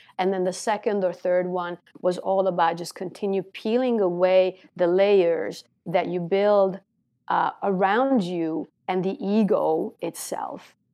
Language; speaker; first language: English; non-native, fluent; Romanian